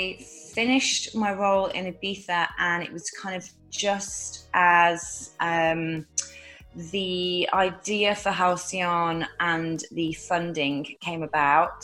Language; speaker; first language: English; native; English